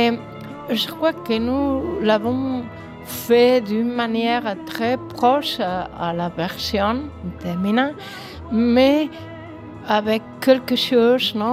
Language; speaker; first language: French; non-native, fluent; Spanish